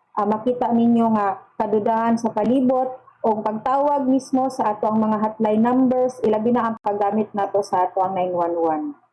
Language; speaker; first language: Cebuano; native; Cebuano